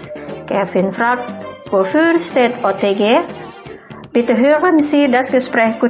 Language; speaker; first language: German; non-native, fluent; Indonesian